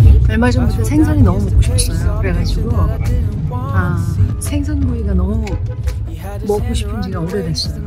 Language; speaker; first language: Korean; native; Korean